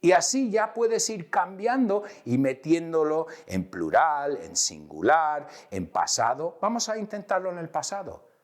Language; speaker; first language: Spanish; non-native, fluent; English